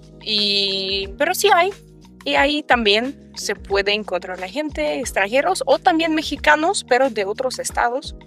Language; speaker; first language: Spanish; non-native, fluent; Russian